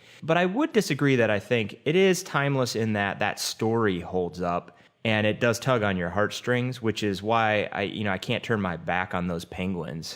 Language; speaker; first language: English; native; English